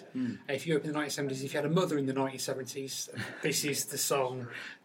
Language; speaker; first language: English; native; English